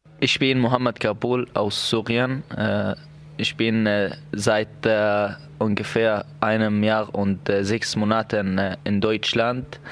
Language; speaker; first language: German; non-native, learner; Arabic